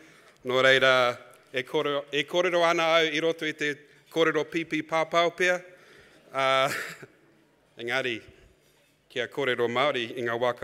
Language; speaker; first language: Māori; non-native, local second language; English